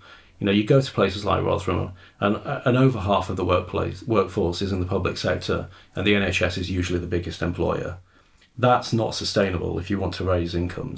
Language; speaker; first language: English; native; English